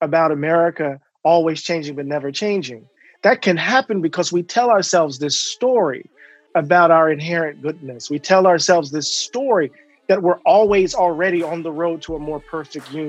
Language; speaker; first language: English; native; English